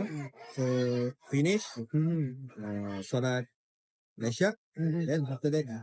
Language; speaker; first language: English; non-native, local second language; Malay